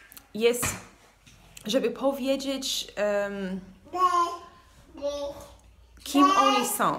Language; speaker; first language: Polish; non-native, learner; English